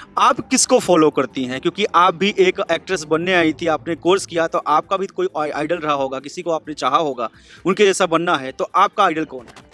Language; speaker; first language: Hindi; native; Hindi